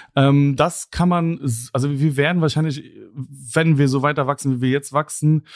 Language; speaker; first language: German; non-native, local second language; Luxembourgish